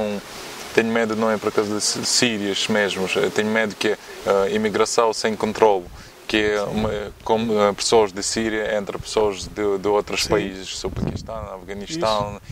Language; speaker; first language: Portuguese; non-native, learner; Russian